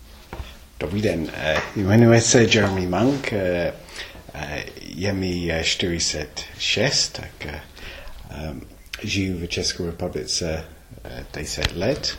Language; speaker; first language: Czech; non-native, learner; English